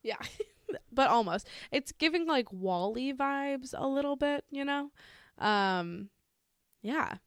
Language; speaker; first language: English; native; English